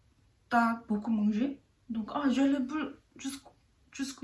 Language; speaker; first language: French; non-native, learner; Korean